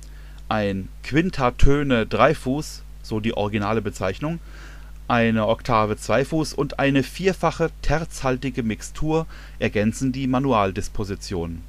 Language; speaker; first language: German; native; German